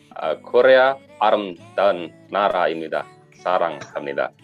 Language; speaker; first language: Korean; non-native, learner; Indonesian